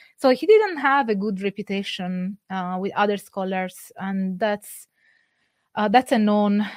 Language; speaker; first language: English; non-native, fluent; Italian